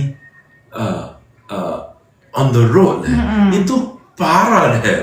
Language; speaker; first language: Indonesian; non-native, fluent; English